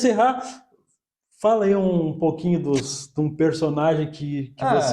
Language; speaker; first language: Portuguese; native; Portuguese